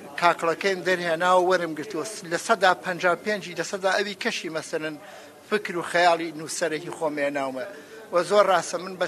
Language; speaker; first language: Central Kurdish; non-native, local second language; Gurani